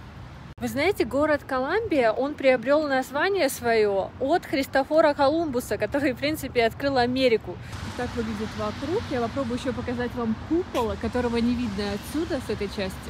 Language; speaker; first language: Russian; native; Russian